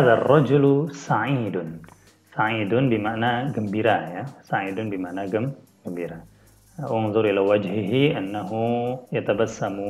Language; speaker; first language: Arabic; non-native, fluent; Indonesian